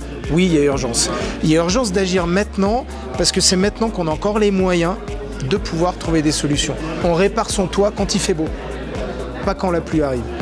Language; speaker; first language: French; native; French